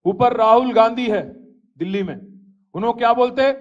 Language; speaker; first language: Hindi; non-native, local second language; Telugu